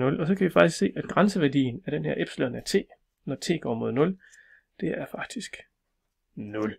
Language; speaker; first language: Danish; native; Danish